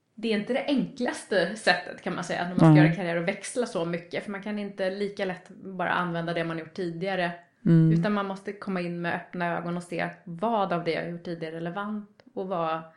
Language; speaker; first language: Swedish; native; Swedish